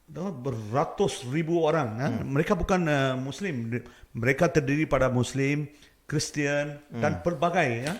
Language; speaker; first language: Malay; non-native, local second language; Tamil